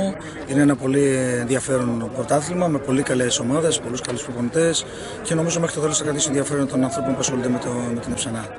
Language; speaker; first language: Greek; native; Greek